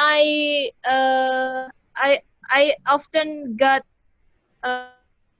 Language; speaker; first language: English; non-native, learner; Indonesian